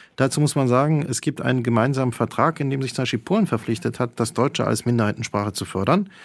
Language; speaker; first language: German; early bilingual, other home language; Polish